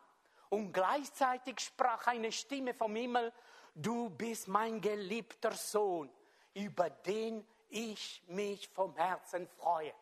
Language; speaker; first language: German; non-native, fluent; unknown